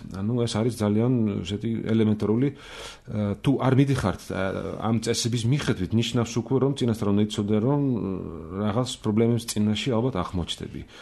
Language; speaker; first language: Georgian; non-native, fluent; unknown